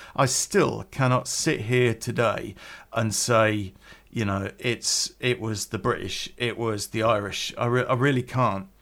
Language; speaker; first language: English; native; English